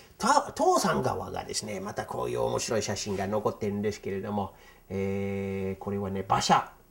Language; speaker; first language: Japanese; non-native, fluent; English